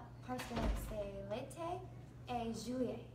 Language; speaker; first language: French; non-native, learner; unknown